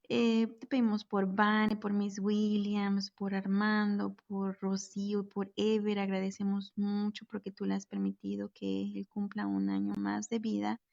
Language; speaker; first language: Spanish; native; Spanish